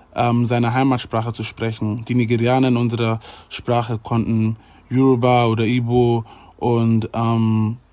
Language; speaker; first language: German; native; German